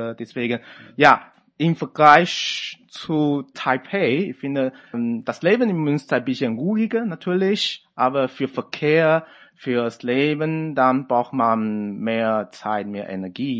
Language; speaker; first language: German; non-native, fluent; Chinese